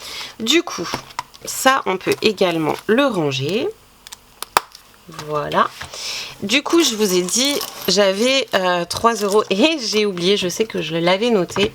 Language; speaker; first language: French; native; French